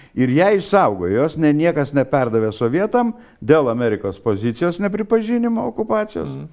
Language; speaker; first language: Lithuanian; native; Lithuanian